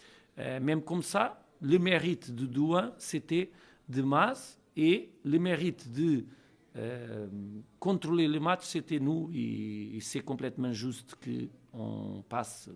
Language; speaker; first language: French; non-native, learner; Portuguese